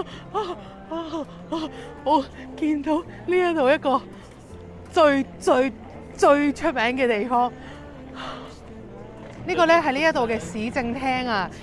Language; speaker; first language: Cantonese; native; Cantonese